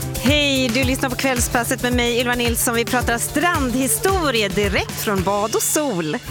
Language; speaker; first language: Swedish; native; Swedish